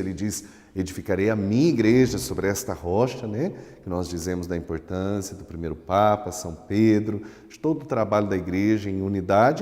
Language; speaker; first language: Portuguese; native; Portuguese